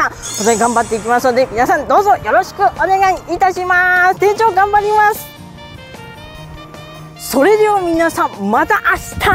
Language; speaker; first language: Japanese; native; Japanese